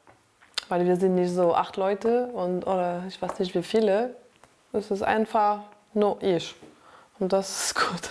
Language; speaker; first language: German; non-native, learner; French